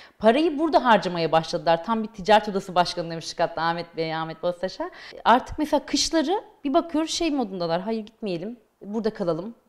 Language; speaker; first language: Turkish; native; Turkish